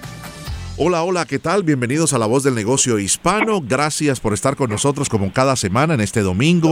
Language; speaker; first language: Spanish; native; Spanish